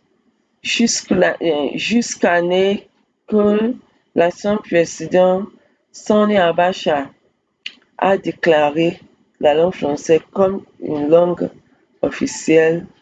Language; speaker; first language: French; non-native, fluent; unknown